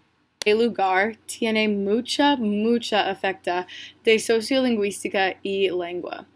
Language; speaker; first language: Spanish; non-native, learner; English